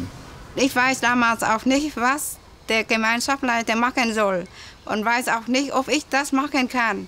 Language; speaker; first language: German; non-native, learner; Vietnamese